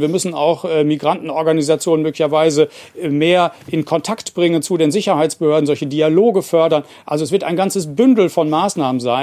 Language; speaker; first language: German; native; German